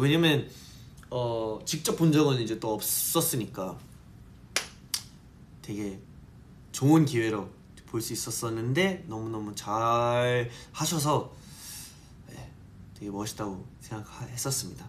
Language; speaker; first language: Korean; early bilingual, heritage; Korean